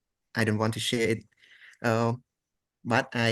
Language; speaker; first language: English; non-native, learner; Khmer